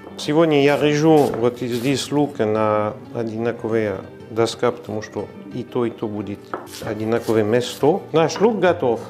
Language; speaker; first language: Russian; non-native, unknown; French